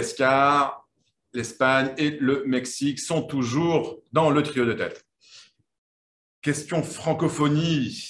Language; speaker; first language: French; native; French